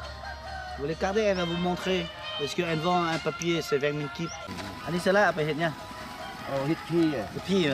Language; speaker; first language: French; non-native, local second language; Lao